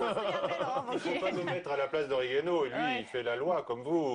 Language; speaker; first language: French; native; French